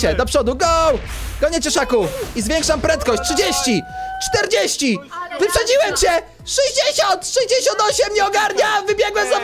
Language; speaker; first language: Polish; native; Polish